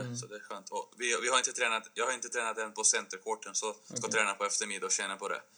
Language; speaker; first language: Swedish; non-native, fluent; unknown